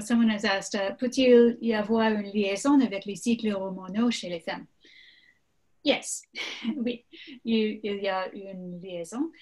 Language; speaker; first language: French; non-native, learner; English